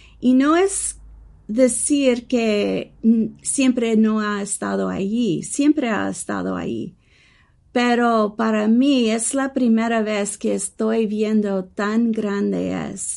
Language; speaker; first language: Spanish; early bilingual, heritage; English